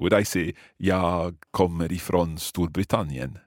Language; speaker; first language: Swedish; non-native, learner; English